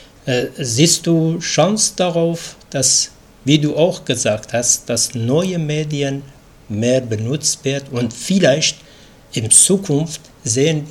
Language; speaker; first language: German; non-native, fluent; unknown